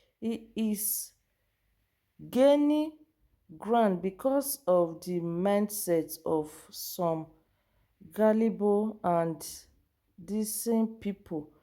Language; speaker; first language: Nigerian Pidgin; native; Nigerian Pidgin